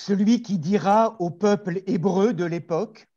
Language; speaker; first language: French; native; French